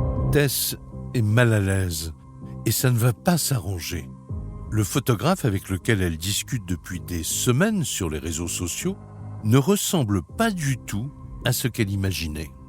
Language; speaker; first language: French; native; French